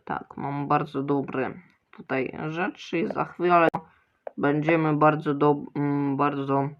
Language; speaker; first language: Polish; early bilingual, other home language; Ukrainian